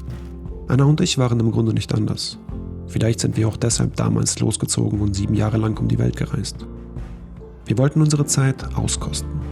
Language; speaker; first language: German; native; German